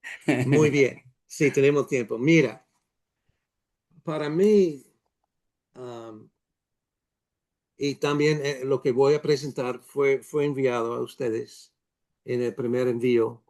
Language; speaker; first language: Spanish; non-native, fluent; Dutch